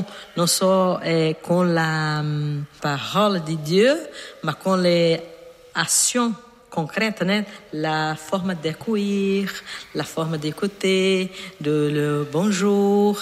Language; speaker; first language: French; non-native, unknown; Portuguese